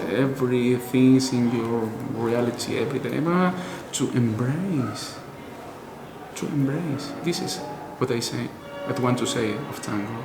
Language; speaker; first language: English; non-native, learner; Spanish